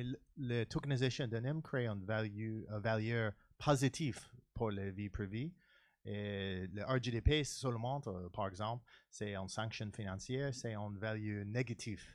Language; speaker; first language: French; non-native, learner; English